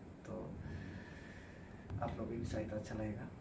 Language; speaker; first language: Hindi; non-native, local second language; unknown